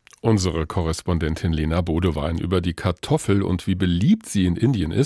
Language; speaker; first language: German; native; German